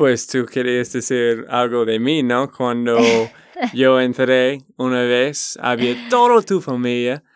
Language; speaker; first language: Spanish; non-native, learner; English